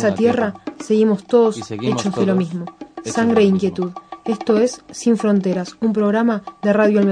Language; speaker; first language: Spanish; native; Spanish